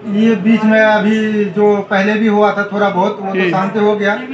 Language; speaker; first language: Hindi; native; Hindi